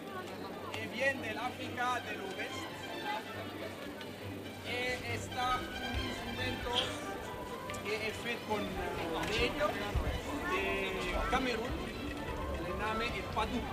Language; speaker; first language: Italian; non-native, learner; Spanish